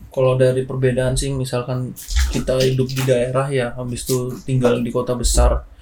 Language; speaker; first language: Indonesian; native; Indonesian